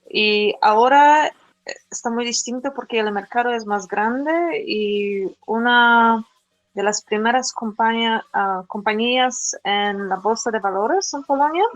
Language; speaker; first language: Spanish; non-native, fluent; Polish